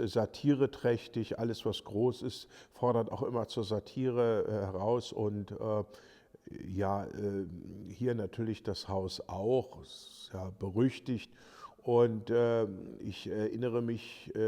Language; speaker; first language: German; native; German